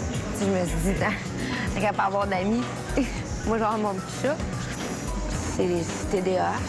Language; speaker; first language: French; native; French